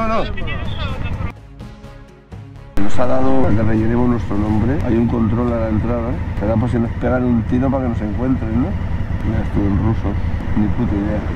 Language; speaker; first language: Spanish; native; Spanish